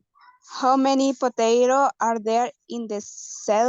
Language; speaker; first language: English; non-native, learner; Spanish